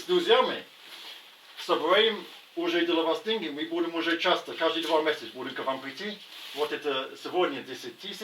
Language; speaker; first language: Russian; non-native, learner; English